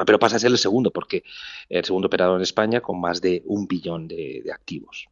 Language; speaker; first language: Spanish; native; Spanish